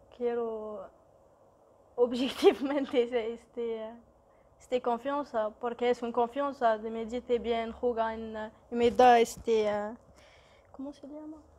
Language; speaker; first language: Spanish; non-native, learner; Arabic